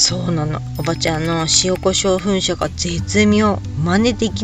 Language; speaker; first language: Japanese; native; Japanese